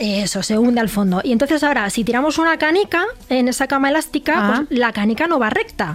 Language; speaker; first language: Spanish; native; Spanish